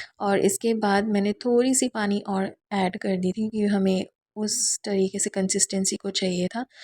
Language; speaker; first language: Hindi; non-native, local second language; Bangla